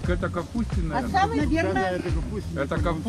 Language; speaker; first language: Russian; native; Russian